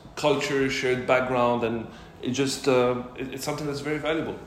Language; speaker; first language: English; non-native, fluent; Arabic